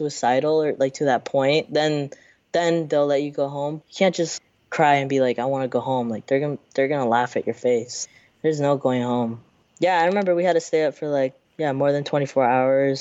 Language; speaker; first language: English; native; English